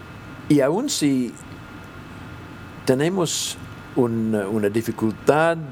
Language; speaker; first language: Spanish; non-native, fluent; English